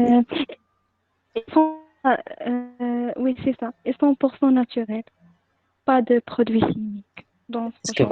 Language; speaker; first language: French; non-native, learner; Arabic